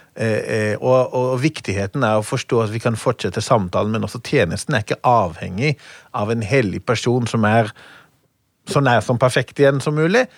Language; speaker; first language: Norwegian; non-native, fluent; Hebrew